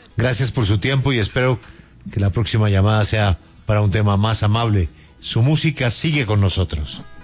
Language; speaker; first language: Spanish; native; Spanish